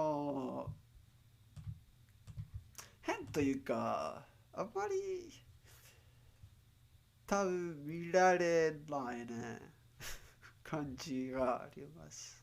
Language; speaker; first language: Japanese; non-native, learner; Spanish